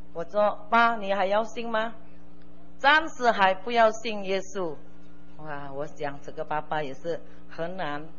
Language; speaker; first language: Chinese; early bilingual, heritage; Chinese